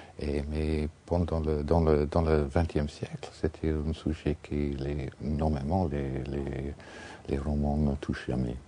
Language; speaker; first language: French; non-native, fluent; English